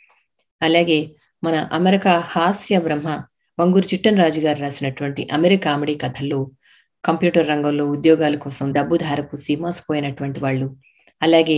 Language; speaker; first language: Telugu; native; Telugu